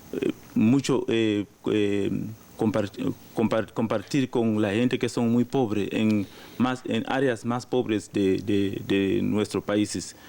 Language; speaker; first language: Spanish; non-native, learner; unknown